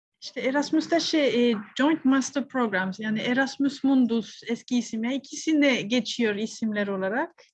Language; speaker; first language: Turkish; non-native, fluent; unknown